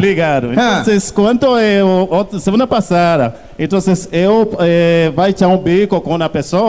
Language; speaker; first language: Portuguese; non-native, learner; Haitian Creole